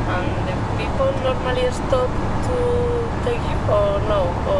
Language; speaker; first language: English; non-native, learner; Spanish